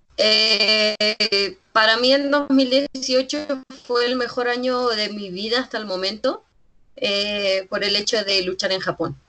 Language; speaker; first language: Spanish; native; Spanish